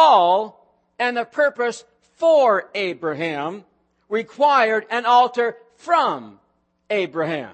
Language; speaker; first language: English; native; English